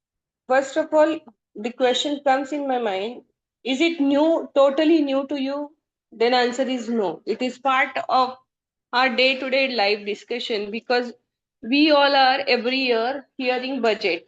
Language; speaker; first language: English; non-native, local second language; Hindi